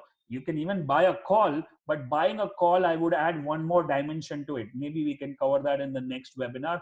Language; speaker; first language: English; non-native, local second language; Hindi